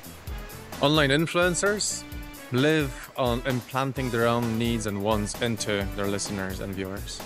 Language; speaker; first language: English; non-native, fluent; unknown